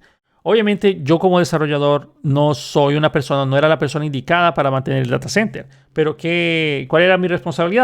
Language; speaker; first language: Spanish; native; Spanish